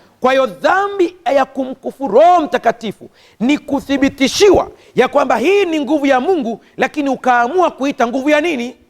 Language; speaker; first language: Swahili; native; Swahili